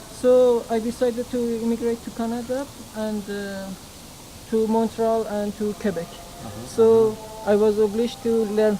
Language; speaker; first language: English; non-native, learner; Persian